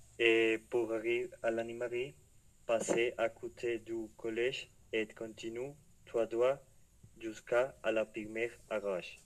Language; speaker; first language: French; non-native, learner; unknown